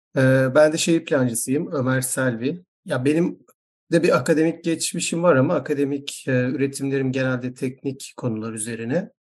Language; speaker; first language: Turkish; native; Turkish